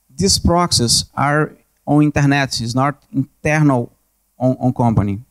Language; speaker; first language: English; non-native, learner; Portuguese